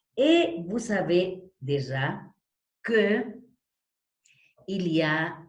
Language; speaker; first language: French; non-native, fluent; Spanish